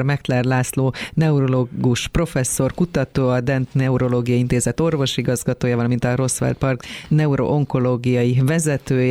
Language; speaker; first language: Hungarian; native; Hungarian